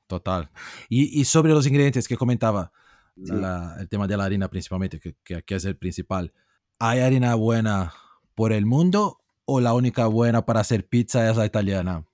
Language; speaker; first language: Spanish; non-native, fluent; Portuguese